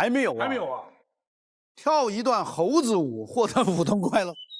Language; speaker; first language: Chinese; native; Chinese